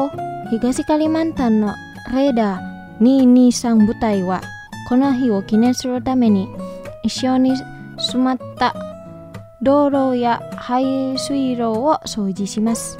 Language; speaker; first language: Japanese; non-native, fluent; Indonesian